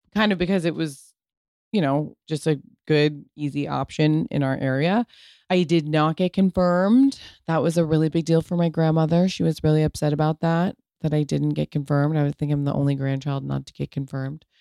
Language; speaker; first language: English; early bilingual, other home language; Italian